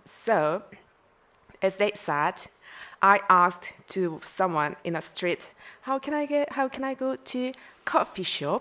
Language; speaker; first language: English; non-native, fluent; Korean